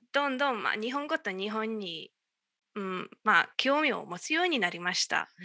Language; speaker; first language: Japanese; non-native, learner; Hungarian